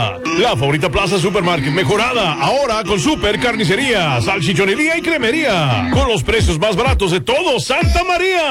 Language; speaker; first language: Spanish; native; Spanish